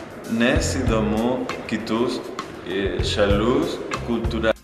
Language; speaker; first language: Lithuanian; non-native, learner; Spanish